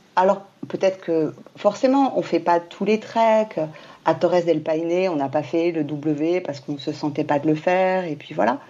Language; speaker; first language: French; native; French